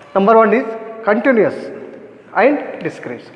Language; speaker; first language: English; non-native, local second language; Kannada